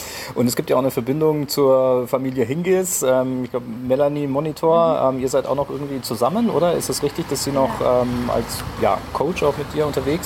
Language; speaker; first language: German; native; German